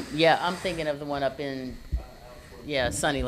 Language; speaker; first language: English; native; English